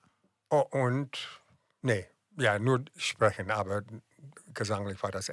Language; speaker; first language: German; non-native, fluent; English